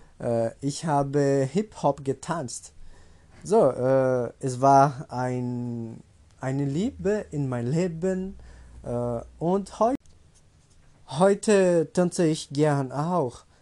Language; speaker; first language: German; non-native, learner; Portuguese